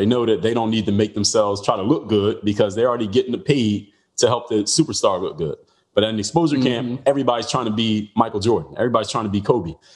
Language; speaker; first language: English; native; English